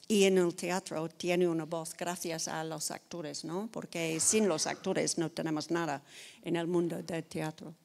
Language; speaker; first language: Spanish; non-native, fluent; English